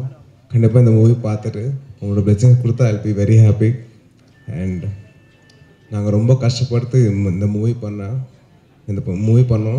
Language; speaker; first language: Tamil; non-native, local second language; Telugu